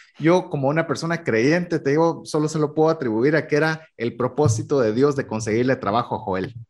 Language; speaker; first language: Spanish; native; Spanish